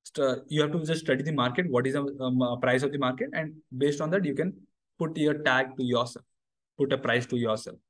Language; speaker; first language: English; non-native, local second language; Odia